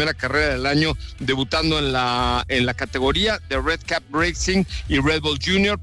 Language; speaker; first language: Spanish; native; Spanish